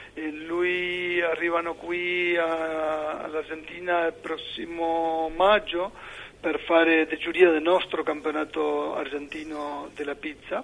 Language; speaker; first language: Italian; non-native, learner; Spanish